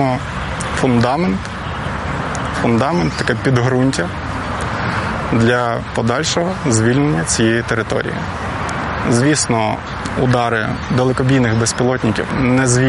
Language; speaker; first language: Ukrainian; native; Ukrainian